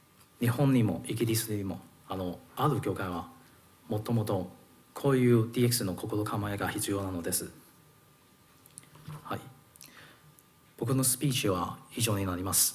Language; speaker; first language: Japanese; non-native, learner; Cantonese